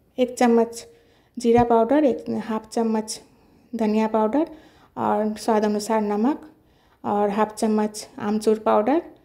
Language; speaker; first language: Hindi; non-native, local second language; Bangla